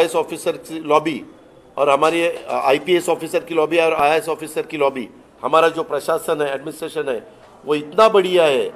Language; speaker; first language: Hindi; non-native, local second language; Marathi